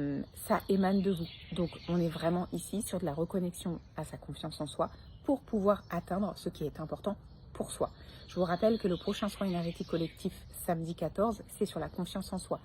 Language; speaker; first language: French; native; French